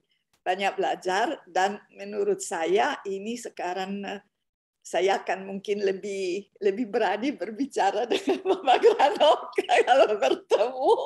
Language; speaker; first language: Indonesian; non-native, fluent; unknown